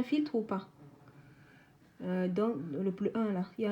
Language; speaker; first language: French; native; French